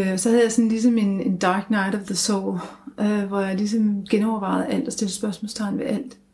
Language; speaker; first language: Danish; native; Danish